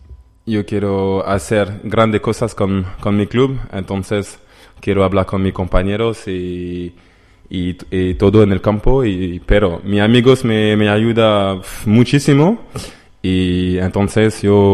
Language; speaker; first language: Spanish; non-native, learner; French